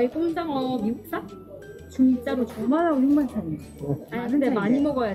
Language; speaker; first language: Korean; native; Korean